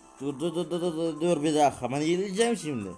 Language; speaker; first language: Turkish; non-native, learner; Russian